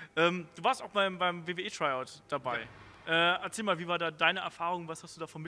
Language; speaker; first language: German; native; German